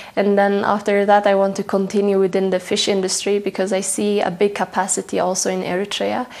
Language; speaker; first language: English; non-native, fluent; Tigrinya